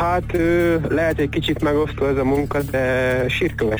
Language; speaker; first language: Hungarian; native; Hungarian